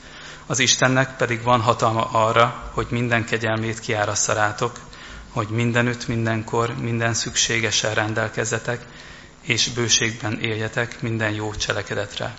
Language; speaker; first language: Hungarian; native; Hungarian